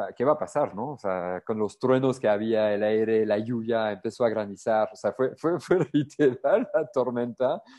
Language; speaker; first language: Spanish; non-native, fluent; French